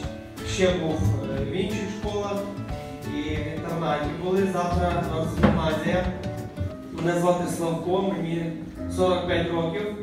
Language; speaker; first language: Ukrainian; native; Ukrainian